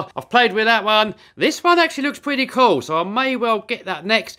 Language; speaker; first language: English; native; English